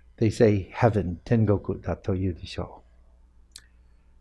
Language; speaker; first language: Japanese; non-native, fluent; English